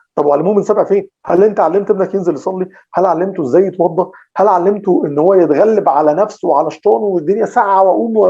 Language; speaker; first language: Arabic; native; Arabic